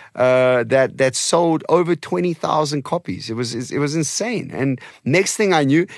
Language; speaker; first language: English; non-native, local second language; Portuguese